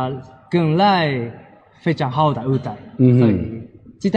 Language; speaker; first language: Chinese; non-native, learner; Japanese